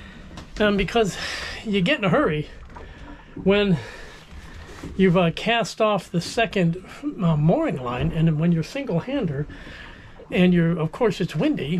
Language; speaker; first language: English; native; English